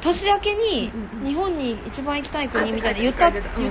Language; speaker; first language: Japanese; native; Japanese